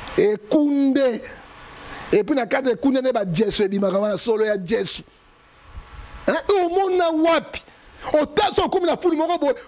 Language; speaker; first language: Lingala; native; Lingala